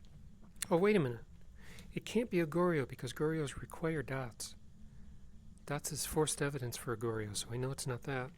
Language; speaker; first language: English; native; English